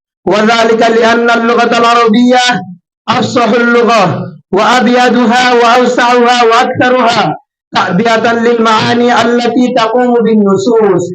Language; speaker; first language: Arabic; non-native, learner; Bangla